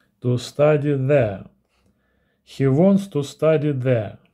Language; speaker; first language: English; non-native, learner; Russian